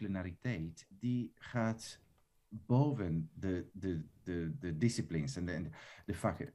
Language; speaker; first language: Dutch; non-native, fluent; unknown